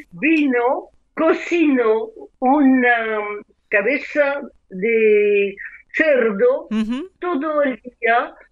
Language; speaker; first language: Spanish; non-native, fluent; French